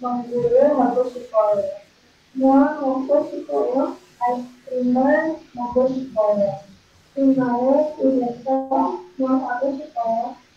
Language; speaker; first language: Korean; non-native, learner; Indonesian